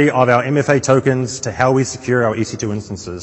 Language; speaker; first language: English; native; English